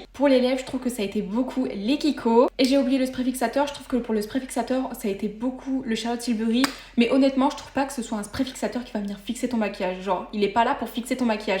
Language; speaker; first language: French; native; French